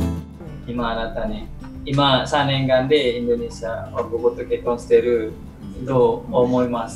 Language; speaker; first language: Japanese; non-native, learner; Indonesian